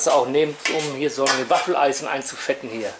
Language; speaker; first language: German; native; German